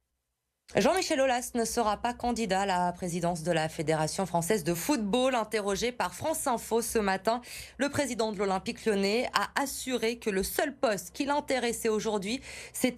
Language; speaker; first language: French; native; French